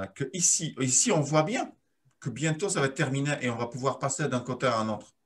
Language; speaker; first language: French; non-native, fluent; Polish